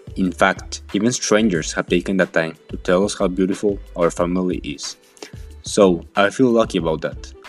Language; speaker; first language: English; non-native, fluent; Spanish